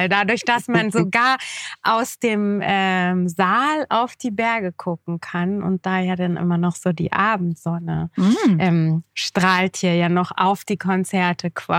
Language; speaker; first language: German; native; German